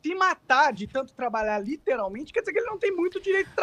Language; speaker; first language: Portuguese; native; Portuguese